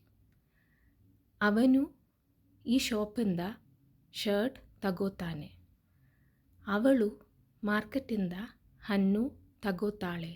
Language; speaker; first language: Kannada; non-native, learner; Malayalam